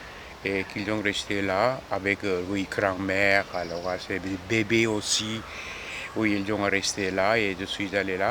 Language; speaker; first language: French; non-native, fluent; Korean